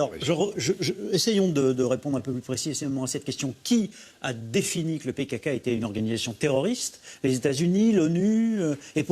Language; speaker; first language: French; native; French